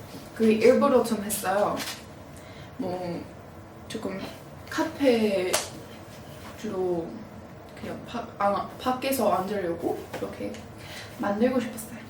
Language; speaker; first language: Korean; non-native, fluent; English